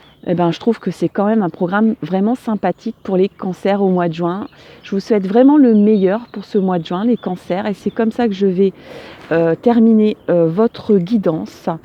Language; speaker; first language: French; native; French